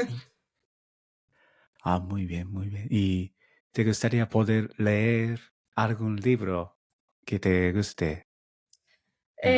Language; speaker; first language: Spanish; non-native, fluent; Japanese